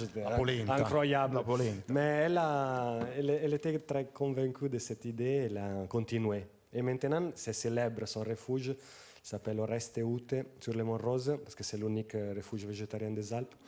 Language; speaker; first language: French; non-native, fluent; Italian